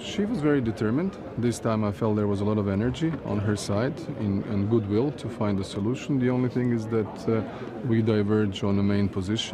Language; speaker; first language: English; non-native, fluent; Croatian